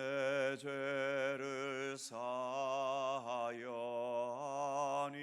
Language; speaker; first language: Korean; native; Korean